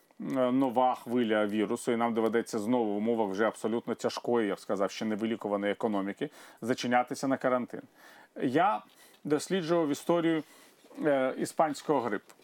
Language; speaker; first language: Ukrainian; non-native, local second language; Russian